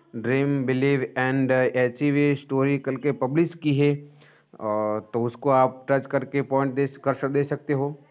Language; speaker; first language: Hindi; non-native, local second language; Gujarati